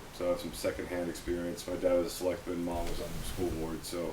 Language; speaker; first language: English; native; English